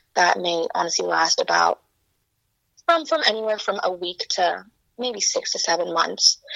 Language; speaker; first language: English; early bilingual, other home language; Chinese